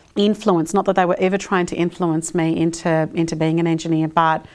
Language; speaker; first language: English; early bilingual, other home language; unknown